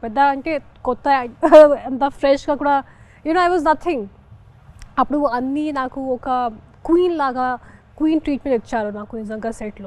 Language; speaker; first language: Telugu; non-native, local second language; Hindi